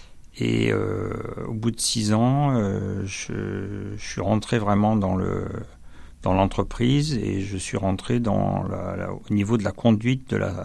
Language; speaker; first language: French; native; French